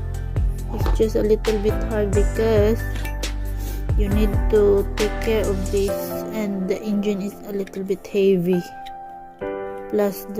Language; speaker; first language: English; non-native, local second language; Filipino